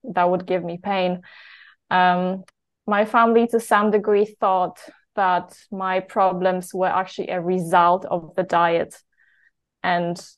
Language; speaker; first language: English; non-native, fluent; Polish